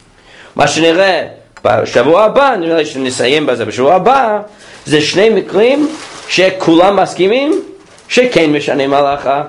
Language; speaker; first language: Hebrew; non-native, fluent; English